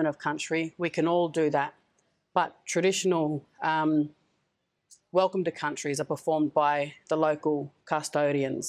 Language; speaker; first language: English; native; English